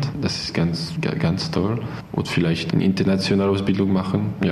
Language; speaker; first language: German; non-native, fluent; French